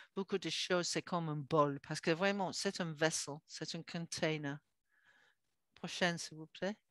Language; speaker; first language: French; non-native, learner; English